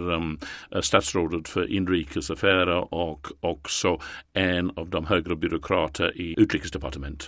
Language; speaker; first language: Swedish; non-native, fluent; English